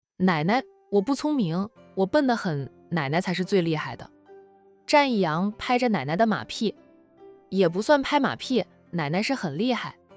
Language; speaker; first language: Chinese; native; Chinese